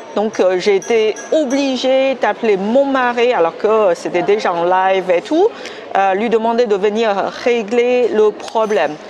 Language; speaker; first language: French; non-native, fluent; Chinese